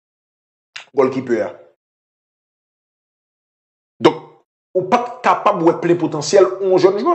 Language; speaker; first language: French; non-native, local second language; Haitian Creole